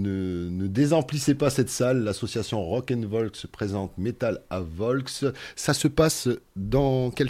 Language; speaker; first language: French; native; French